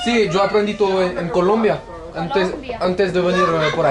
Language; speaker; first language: Spanish; non-native, learner; French